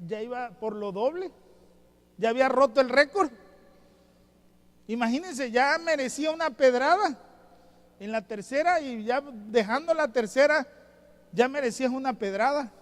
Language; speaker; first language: Spanish; native; Spanish